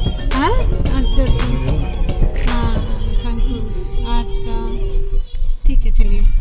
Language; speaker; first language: Hindi; non-native, local second language; Bangla